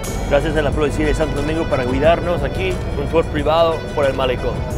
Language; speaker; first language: Spanish; non-native, fluent; English